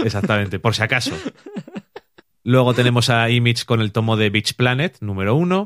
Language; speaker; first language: Spanish; native; Spanish